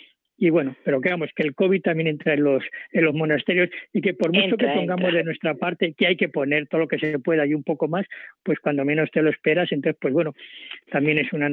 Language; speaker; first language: Spanish; native; Spanish